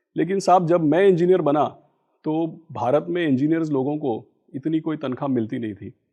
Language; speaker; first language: Hindi; non-native, local second language; Gujarati